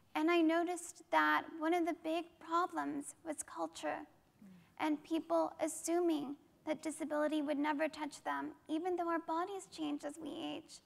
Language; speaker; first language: English; native; English